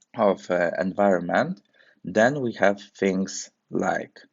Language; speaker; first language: English; non-native, fluent; Polish